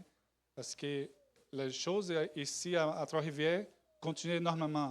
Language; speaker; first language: French; non-native, learner; Portuguese